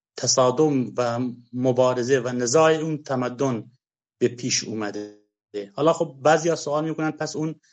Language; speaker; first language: Persian; non-native, local second language; Kurdish